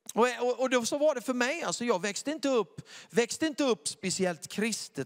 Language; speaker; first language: Swedish; native; Swedish